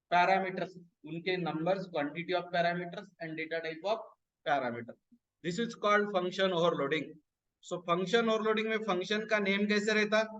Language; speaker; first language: Hindi; non-native, local second language; Marathi